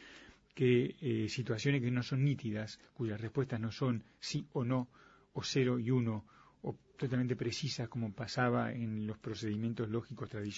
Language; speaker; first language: Spanish; native; Spanish